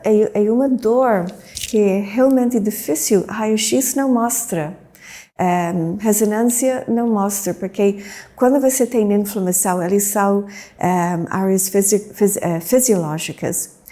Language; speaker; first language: Portuguese; non-native, fluent; English